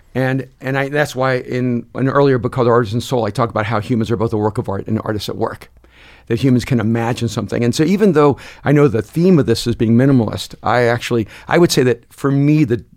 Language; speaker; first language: English; early bilingual, other home language; Spanish